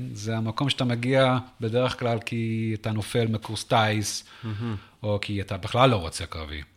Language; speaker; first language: Hebrew; non-native, fluent; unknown